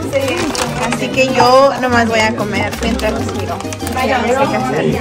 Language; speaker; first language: Spanish; early bilingual, heritage; Spanish